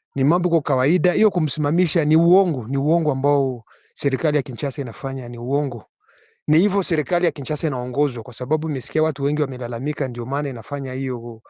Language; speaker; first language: Swahili; non-native, local second language; Kinyarwanda